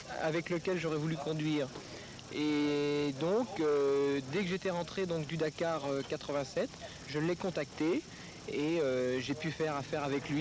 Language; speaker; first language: French; native; French